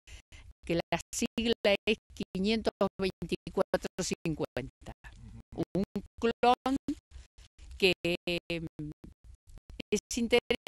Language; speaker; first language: Spanish; native; Spanish